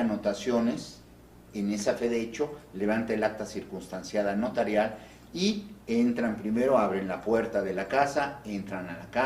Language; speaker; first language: Spanish; native; Spanish